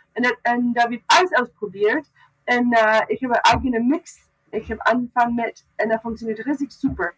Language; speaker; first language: German; non-native, learner; English